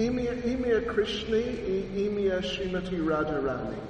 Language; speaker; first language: Russian; non-native, learner; English